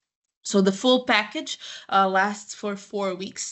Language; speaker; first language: English; non-native, fluent; Croatian